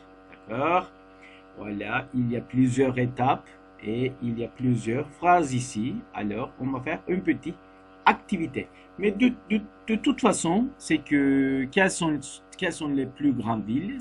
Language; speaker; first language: French; non-native, fluent; Turkish